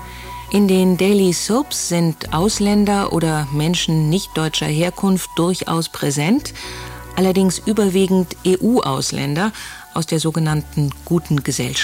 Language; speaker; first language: German; native; German